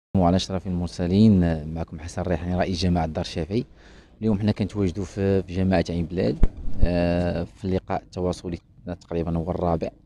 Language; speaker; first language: Arabic; native; Arabic